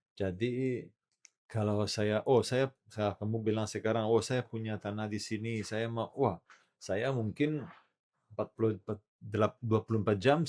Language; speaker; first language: Indonesian; non-native, learner; Italian